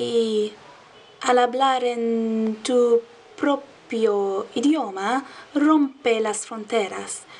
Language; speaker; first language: Spanish; non-native, learner; Arabic